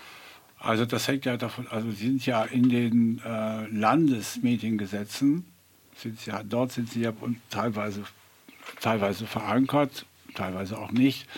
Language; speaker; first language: German; native; German